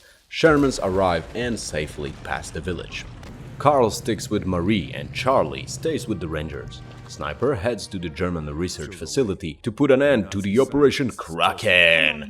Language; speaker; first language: English; non-native, fluent; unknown